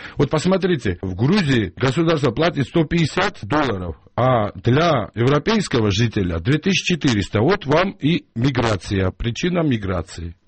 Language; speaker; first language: Russian; non-native, local second language; Georgian